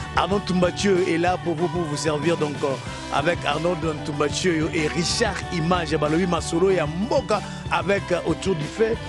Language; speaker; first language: French; non-native, local second language; Lingala